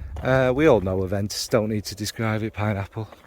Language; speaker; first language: English; native; English